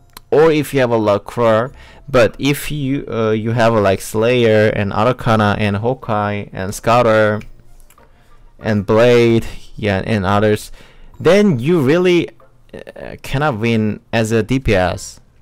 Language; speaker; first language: English; non-native, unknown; Korean